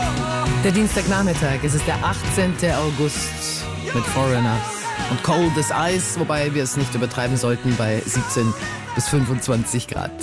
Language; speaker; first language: German; native; German